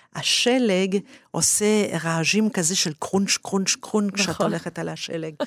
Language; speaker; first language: Hebrew; non-native, fluent; English